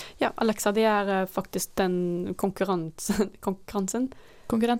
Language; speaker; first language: Norwegian; non-native, fluent; Dutch